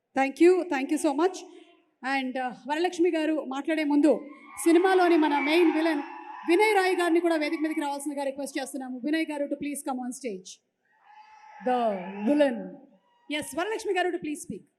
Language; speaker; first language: Telugu; native; Telugu